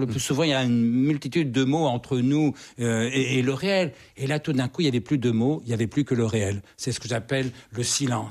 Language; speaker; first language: French; native; French